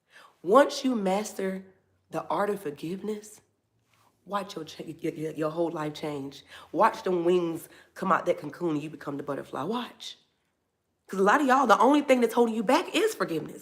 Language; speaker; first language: English; native; English